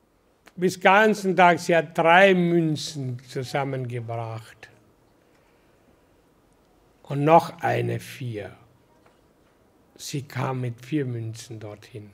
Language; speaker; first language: German; non-native, learner; Hindi